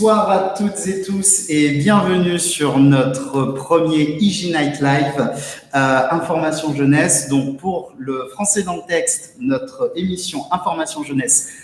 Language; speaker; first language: French; native; French